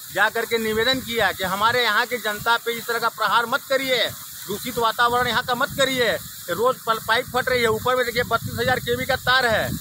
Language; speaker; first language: Hindi; native; Hindi